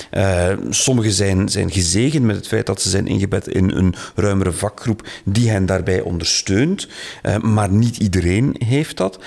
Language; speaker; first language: Dutch; native; Dutch